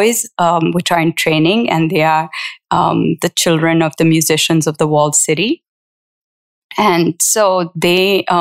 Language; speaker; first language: English; non-native, local second language; Urdu